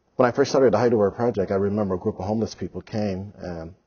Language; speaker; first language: English; native; English